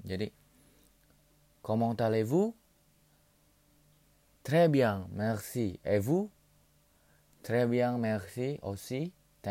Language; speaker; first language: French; non-native, learner; Indonesian